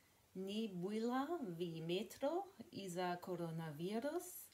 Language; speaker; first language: Russian; non-native, learner; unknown